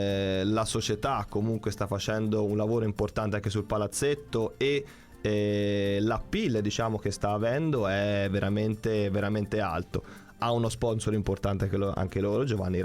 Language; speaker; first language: Italian; native; Italian